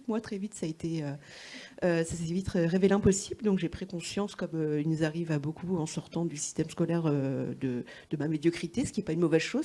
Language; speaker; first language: French; native; French